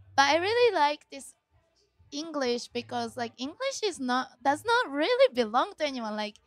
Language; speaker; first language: English; non-native, fluent; Japanese